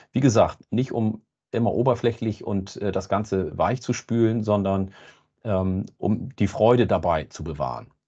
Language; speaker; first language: German; native; German